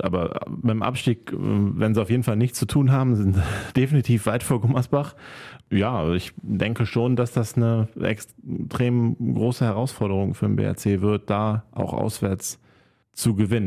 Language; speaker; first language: German; native; German